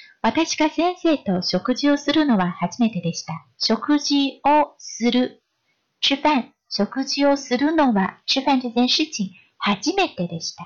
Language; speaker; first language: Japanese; non-native, fluent; Chinese